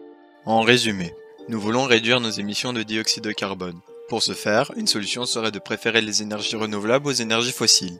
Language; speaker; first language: French; native; French